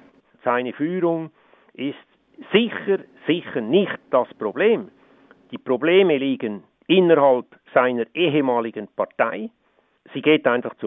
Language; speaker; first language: German; native; German